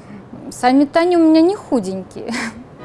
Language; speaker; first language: Russian; native; Russian